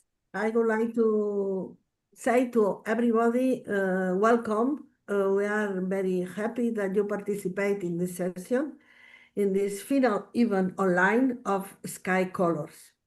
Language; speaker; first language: English; non-native, fluent; Spanish